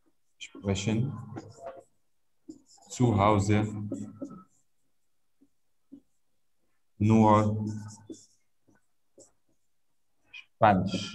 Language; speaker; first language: German; non-native, fluent; Arabic